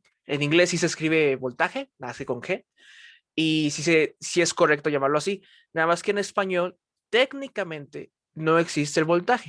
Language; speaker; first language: Spanish; native; Spanish